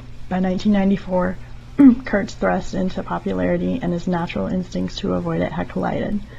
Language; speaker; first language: English; native; English